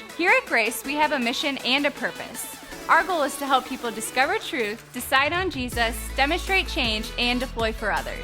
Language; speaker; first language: English; native; English